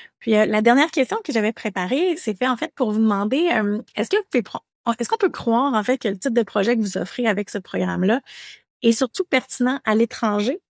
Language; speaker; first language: French; native; French